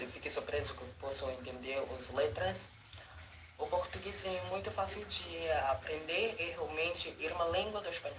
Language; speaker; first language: Portuguese; non-native, learner; Filipino